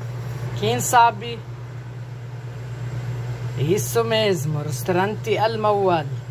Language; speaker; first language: Portuguese; non-native, fluent; Arabic